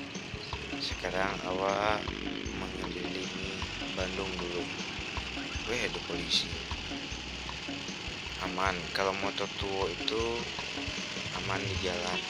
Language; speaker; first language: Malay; non-native, local second language; Minangkabau